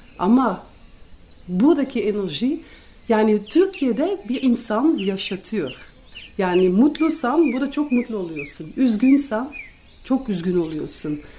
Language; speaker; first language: Turkish; non-native, fluent; Dutch